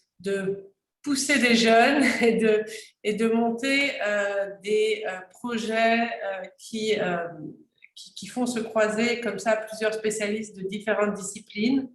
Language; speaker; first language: French; native; French